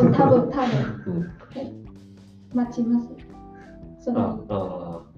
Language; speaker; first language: Japanese; non-native, learner; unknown